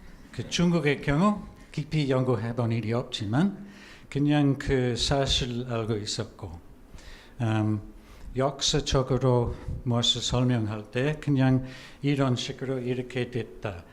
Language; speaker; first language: Korean; non-native, fluent; English